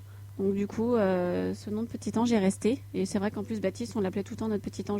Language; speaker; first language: French; native; French